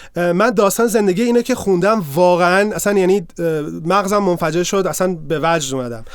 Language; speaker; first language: Persian; native; Persian